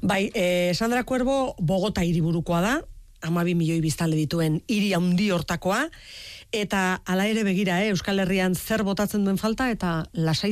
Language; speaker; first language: Basque; native; Basque